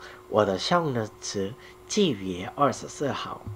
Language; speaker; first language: Chinese; non-native, learner; Korean